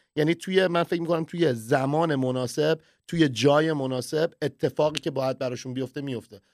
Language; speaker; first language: Persian; early bilingual, heritage; Persian